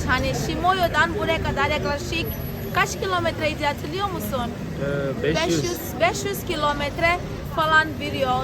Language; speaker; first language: Turkish; non-native, fluent; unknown